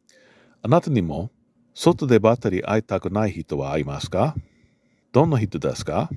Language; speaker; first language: Japanese; non-native, learner; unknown